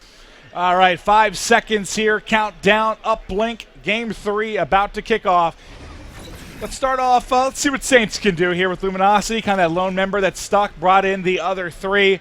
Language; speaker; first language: English; native; English